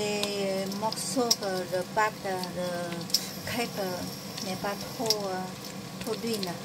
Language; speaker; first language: French; non-native, fluent; Vietnamese